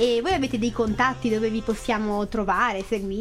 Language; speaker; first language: Italian; native; Italian